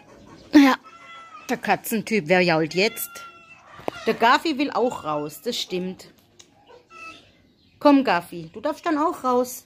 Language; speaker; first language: German; native; German